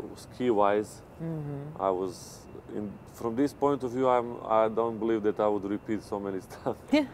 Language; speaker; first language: English; non-native, fluent; Serbian